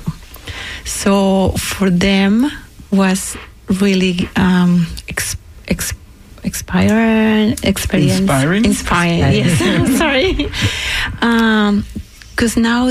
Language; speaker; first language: English; non-native, learner; Spanish